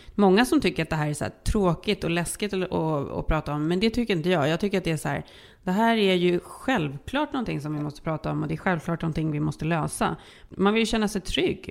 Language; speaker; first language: Swedish; native; Swedish